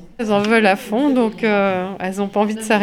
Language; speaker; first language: French; native; French